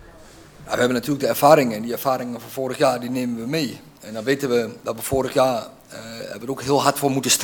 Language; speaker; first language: Dutch; native; Dutch